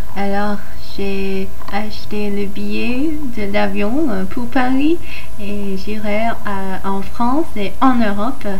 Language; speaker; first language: French; non-native, learner; English